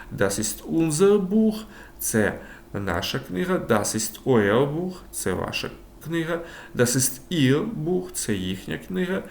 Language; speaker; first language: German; non-native, fluent; Ukrainian